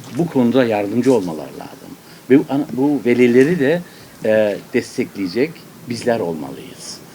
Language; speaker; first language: Turkish; native; Turkish